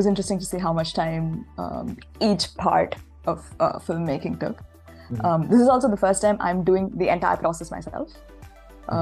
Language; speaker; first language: English; non-native, local second language; Tamil